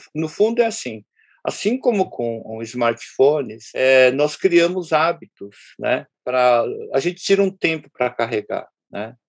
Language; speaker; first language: Portuguese; early bilingual, other home language; Japanese